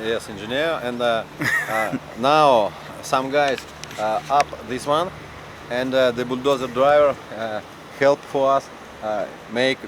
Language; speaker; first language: English; non-native, learner; Russian